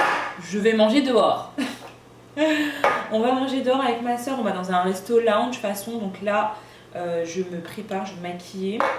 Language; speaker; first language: French; native; French